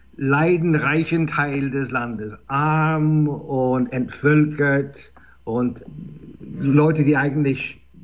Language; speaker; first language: German; non-native, fluent; English